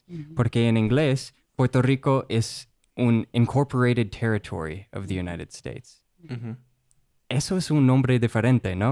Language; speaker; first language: Spanish; non-native, fluent; English